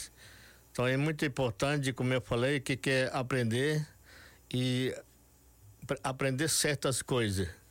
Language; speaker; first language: Portuguese; non-native, local second language; Yanomámi